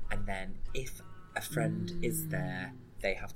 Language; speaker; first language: English; native; English